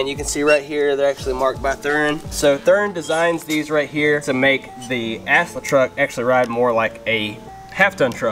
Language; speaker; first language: English; native; English